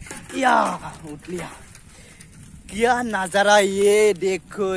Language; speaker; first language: Hindi; non-native, local second language; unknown